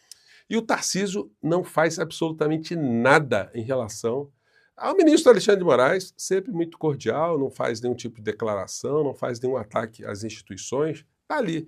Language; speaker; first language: Portuguese; native; Portuguese